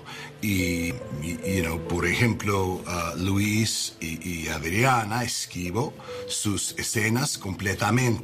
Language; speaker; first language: Spanish; non-native, learner; English